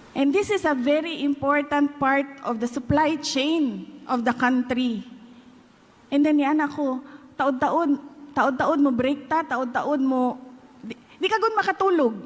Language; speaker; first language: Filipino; non-native, local second language; Cebuano